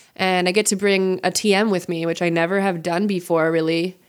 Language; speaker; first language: English; native; English